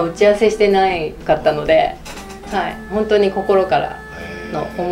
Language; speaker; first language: Japanese; native; Japanese